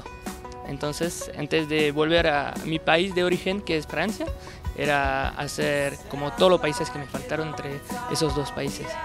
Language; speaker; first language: Spanish; non-native, fluent; French